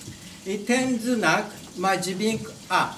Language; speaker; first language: Polish; non-native, learner; Japanese